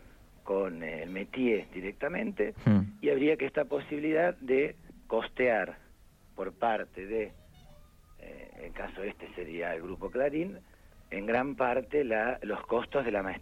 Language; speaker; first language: Spanish; native; Spanish